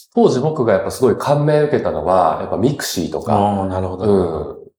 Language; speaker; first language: Japanese; native; Japanese